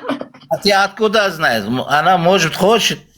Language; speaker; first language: Russian; non-native, learner; Uzbek